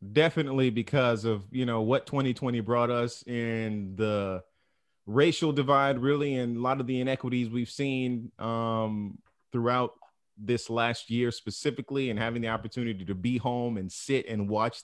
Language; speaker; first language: English; native; English